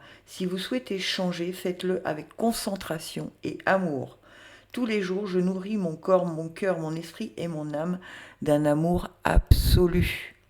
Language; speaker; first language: French; native; French